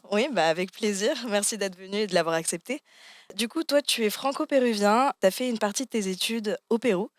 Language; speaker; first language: French; native; French